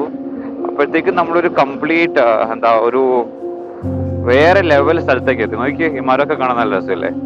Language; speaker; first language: Malayalam; native; Malayalam